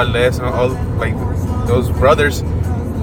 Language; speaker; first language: English; non-native, fluent; Spanish